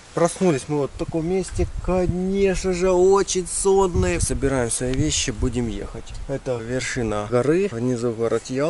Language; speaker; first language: Russian; native; Russian